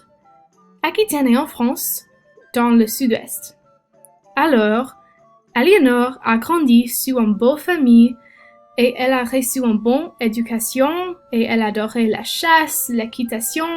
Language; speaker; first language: French; non-native, learner; English